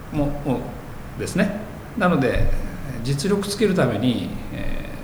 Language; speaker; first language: Japanese; native; Japanese